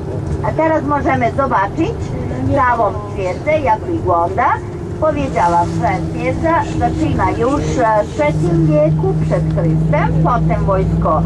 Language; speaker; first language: Polish; non-native, learner; Serbian